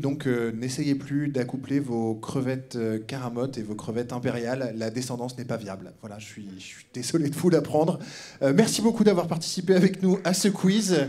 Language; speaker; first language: French; native; French